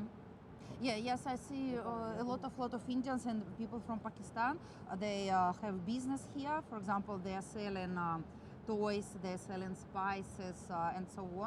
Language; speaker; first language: English; non-native, fluent; Russian